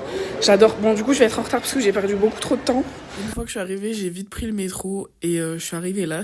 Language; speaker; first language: French; native; French